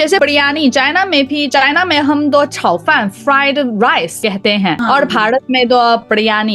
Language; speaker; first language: Hindi; non-native, learner; Chinese